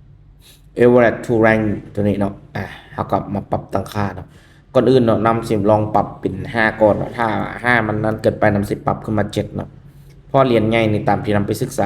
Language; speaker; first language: Thai; non-native, local second language; Northeastern Thai